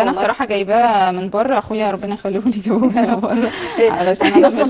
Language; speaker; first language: Arabic; native; Arabic